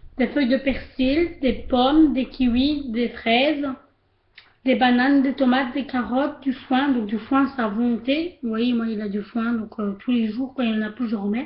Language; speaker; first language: French; native; French